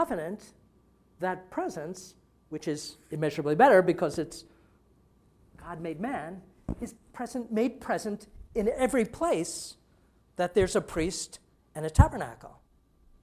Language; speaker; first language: English; native; English